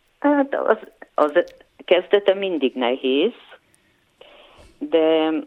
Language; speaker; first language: Hungarian; non-native, fluent; Bulgarian